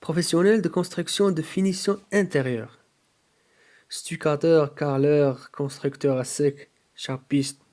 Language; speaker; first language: French; non-native, local second language; Arabic